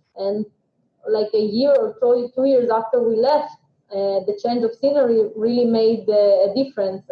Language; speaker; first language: English; non-native, fluent; Russian